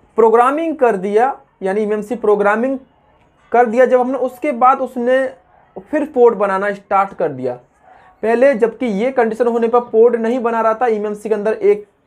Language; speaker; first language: Hindi; native; Hindi